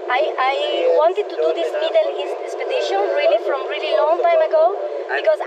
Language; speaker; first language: English; non-native, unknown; Spanish